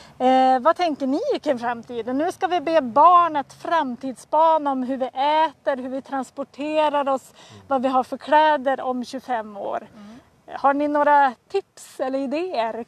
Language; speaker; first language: Swedish; native; Swedish